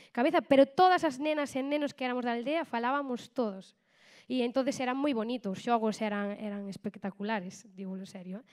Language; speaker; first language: Galician; native; Galician